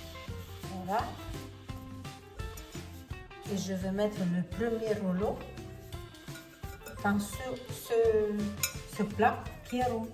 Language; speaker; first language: French; non-native, fluent; Romanian